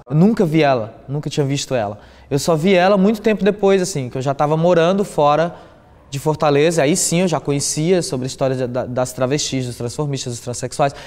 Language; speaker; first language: Portuguese; native; Portuguese